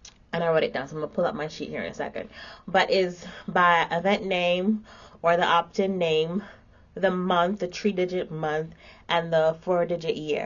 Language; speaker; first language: English; native; English